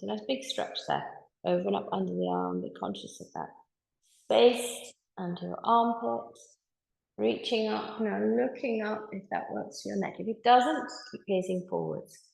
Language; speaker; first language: English; native; English